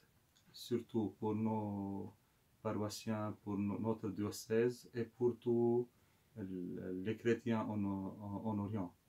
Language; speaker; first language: French; non-native, local second language; Arabic